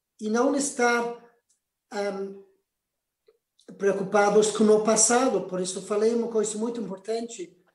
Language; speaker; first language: Portuguese; non-native, fluent; Spanish